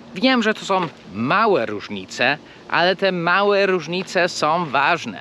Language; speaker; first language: Polish; non-native, fluent; English